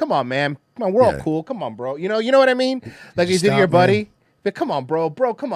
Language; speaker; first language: English; native; English